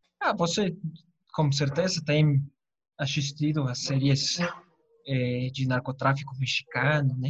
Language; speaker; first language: Portuguese; non-native, fluent; Spanish